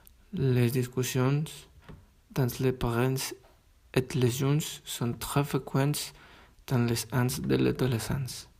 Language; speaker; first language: French; non-native, learner; Spanish